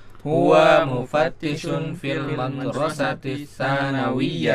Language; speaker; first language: Arabic; non-native, learner; Indonesian